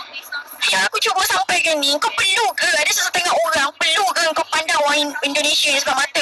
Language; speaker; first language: Malay; native; Malay